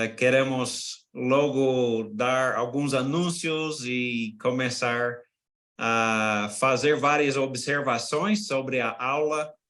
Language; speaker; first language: Portuguese; non-native, fluent; English